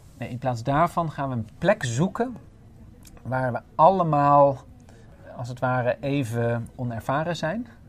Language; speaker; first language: Dutch; native; Dutch